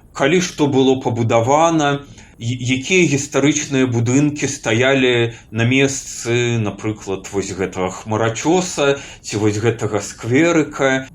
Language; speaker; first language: Belarusian; native; Belarusian